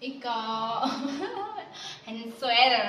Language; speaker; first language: Chinese; non-native, learner; Nepali